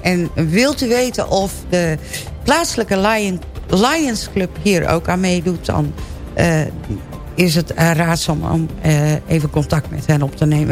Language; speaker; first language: Dutch; native; Dutch